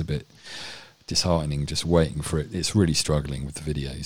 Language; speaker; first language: English; native; English